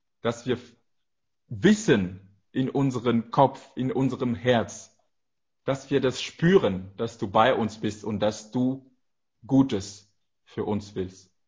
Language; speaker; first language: German; non-native, fluent; French